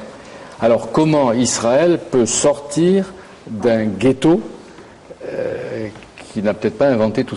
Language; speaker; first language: French; native; French